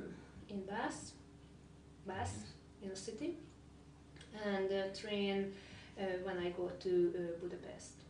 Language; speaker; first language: English; non-native, learner; Hungarian